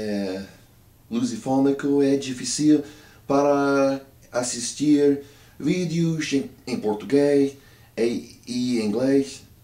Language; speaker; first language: Portuguese; non-native, learner; English